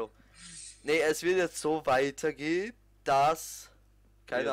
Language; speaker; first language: German; native; German